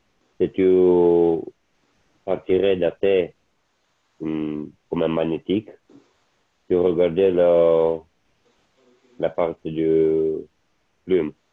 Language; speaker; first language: French; non-native, learner; Italian